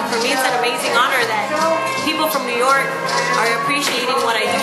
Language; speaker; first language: English; non-native, fluent; Spanish